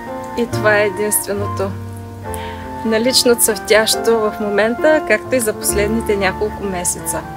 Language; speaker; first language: Bulgarian; native; Bulgarian